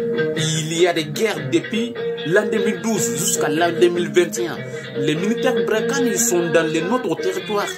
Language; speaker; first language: French; non-native, learner; Bambara